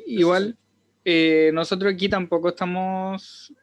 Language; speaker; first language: Spanish; native; Spanish